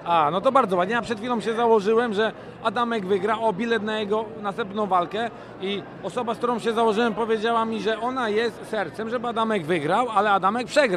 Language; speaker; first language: Polish; native; Polish